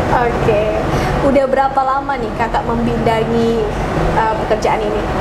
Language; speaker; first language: Indonesian; native; Indonesian